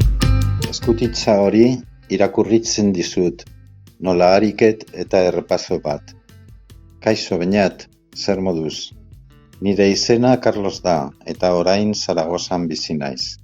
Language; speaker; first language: Basque; non-native, learner; Spanish